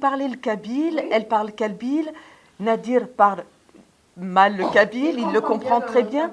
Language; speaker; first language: French; native; French